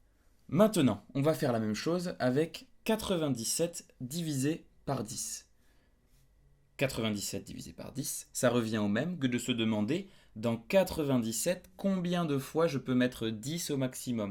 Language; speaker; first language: French; native; French